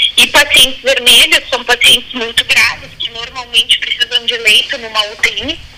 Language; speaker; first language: Portuguese; native; Portuguese